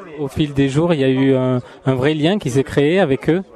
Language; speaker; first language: French; native; French